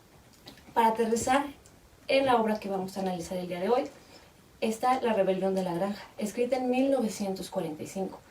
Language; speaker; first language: Spanish; native; Spanish